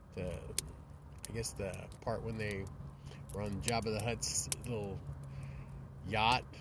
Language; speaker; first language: English; native; English